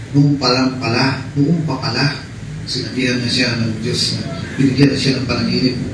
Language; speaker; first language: Filipino; native; Filipino